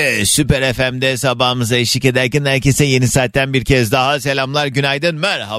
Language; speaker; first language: Turkish; native; Turkish